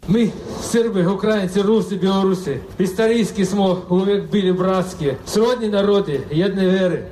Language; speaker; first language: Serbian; non-native, fluent; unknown